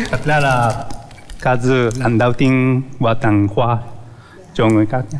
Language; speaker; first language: Vietnamese; non-native, learner; Japanese